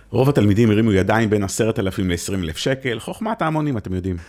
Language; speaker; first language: Hebrew; native; Hebrew